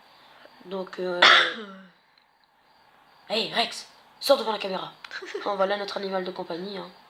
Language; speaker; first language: French; native; French